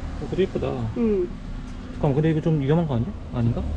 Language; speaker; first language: Korean; non-native, fluent; Japanese